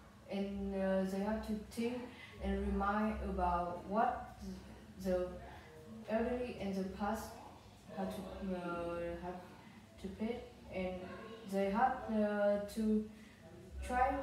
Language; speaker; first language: English; non-native, learner; Vietnamese